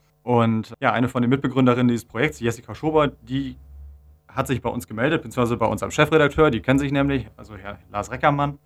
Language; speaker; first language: German; native; German